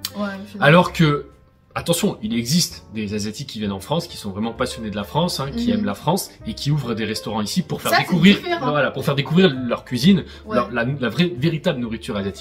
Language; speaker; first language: French; native; French